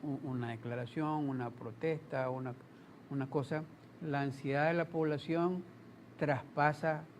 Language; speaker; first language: Spanish; native; Spanish